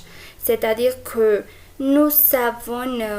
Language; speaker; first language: French; non-native, fluent; Spanish